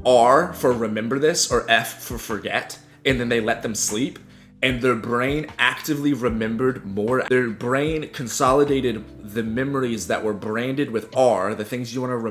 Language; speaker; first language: English; native; English